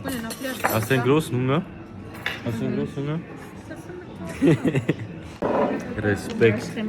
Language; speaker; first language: German; early bilingual, other home language; Bosnian